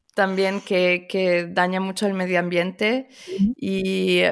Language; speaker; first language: Spanish; early bilingual, other home language; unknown